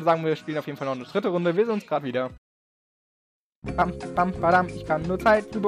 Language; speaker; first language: German; native; German